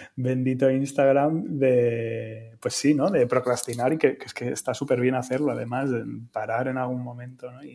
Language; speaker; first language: Spanish; native; Spanish